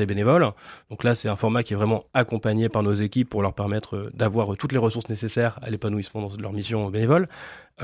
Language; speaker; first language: French; native; French